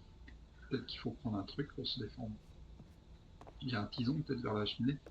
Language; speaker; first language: French; native; French